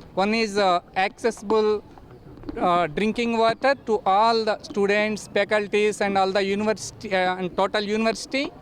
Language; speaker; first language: English; non-native, local second language; Telugu